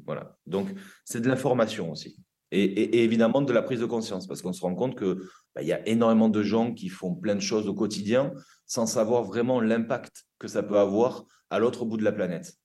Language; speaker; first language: French; native; French